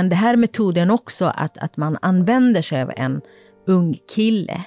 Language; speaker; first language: Swedish; non-native, fluent; Kurdish